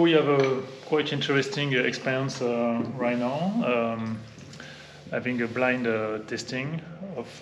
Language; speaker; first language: English; non-native, fluent; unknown